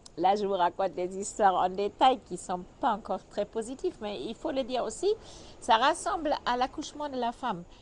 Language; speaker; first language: French; non-native, fluent; German